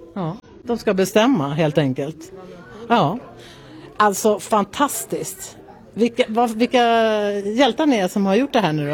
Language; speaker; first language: Swedish; native; Swedish